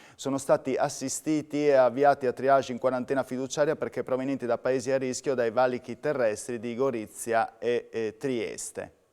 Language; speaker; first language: Italian; native; Italian